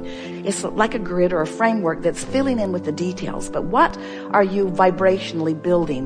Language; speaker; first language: English; native; English